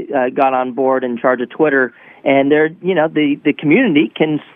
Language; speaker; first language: English; native; English